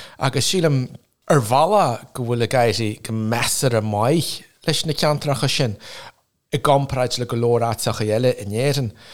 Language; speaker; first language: Irish; non-native, local second language; English